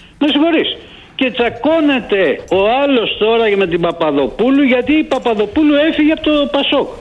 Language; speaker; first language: Greek; native; Greek